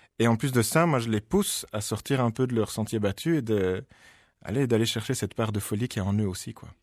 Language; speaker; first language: French; early bilingual, other home language; Polish